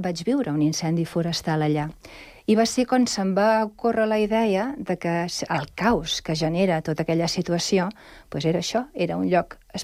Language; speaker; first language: Catalan; native; Catalan